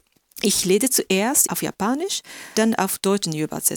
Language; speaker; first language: German; non-native, fluent; Japanese